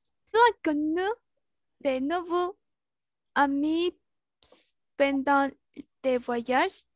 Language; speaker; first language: French; non-native, learner; Spanish